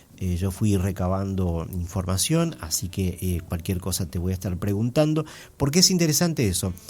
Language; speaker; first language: Spanish; native; Spanish